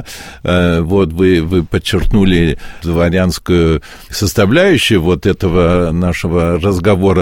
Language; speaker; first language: Russian; early bilingual, heritage; Russian